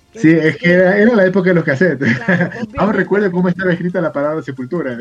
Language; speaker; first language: Spanish; native; Spanish